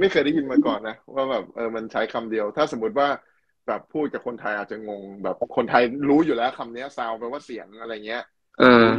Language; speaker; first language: Thai; native; Thai